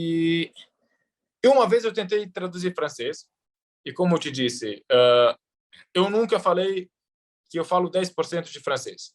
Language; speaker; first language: Portuguese; early bilingual, heritage; Arabic